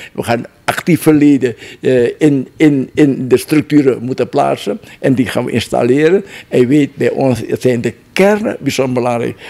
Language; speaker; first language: Dutch; non-native, local second language; Javanese